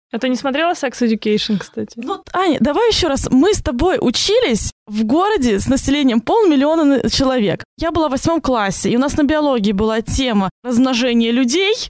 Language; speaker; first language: Russian; native; Russian